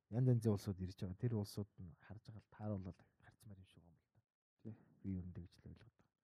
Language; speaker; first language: Mongolian; native; Mongolian